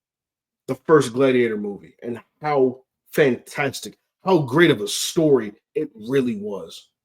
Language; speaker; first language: English; native; English